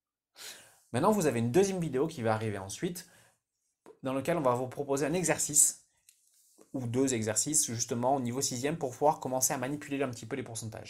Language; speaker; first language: French; native; French